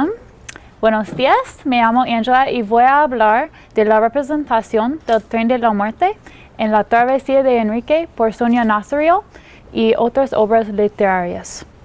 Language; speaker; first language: Spanish; non-native, learner; English